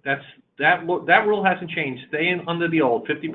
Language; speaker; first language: English; native; English